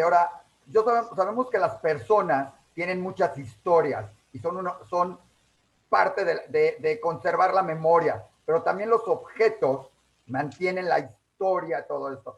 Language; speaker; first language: Spanish; native; Spanish